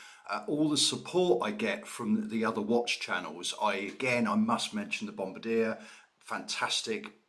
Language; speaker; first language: English; native; English